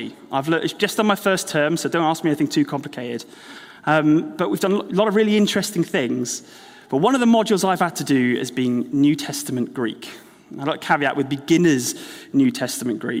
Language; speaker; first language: English; native; English